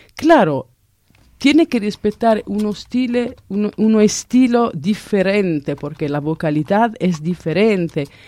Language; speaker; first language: Spanish; non-native, fluent; Italian